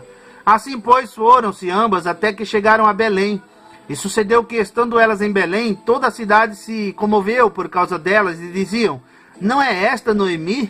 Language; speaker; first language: Portuguese; native; Portuguese